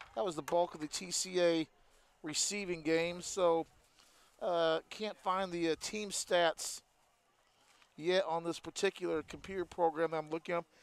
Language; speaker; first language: English; native; English